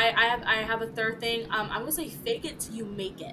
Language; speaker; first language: English; early bilingual, other home language; French